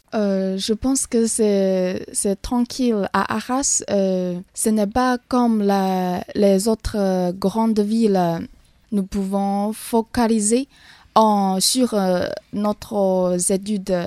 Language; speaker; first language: French; non-native, learner; Chinese